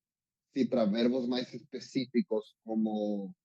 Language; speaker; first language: Portuguese; non-native, learner; Spanish